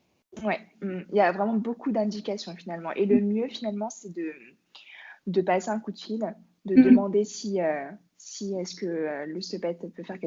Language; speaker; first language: French; native; French